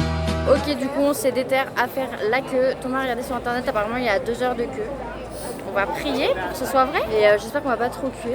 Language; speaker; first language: French; native; French